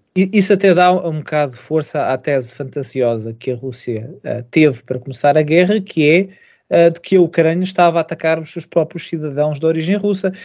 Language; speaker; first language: Portuguese; native; Portuguese